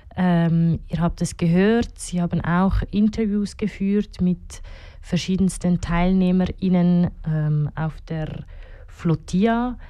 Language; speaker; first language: German; native; German